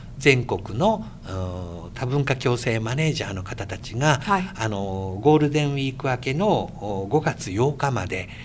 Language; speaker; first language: Japanese; native; Japanese